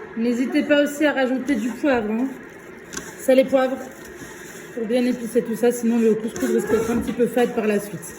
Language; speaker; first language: French; early bilingual, other home language; Arabic